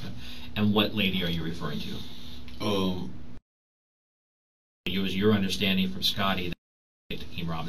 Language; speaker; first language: English; native; English